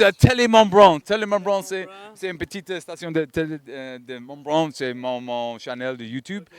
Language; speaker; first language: French; non-native, learner; English